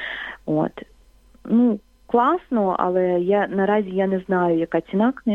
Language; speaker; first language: Ukrainian; native; Ukrainian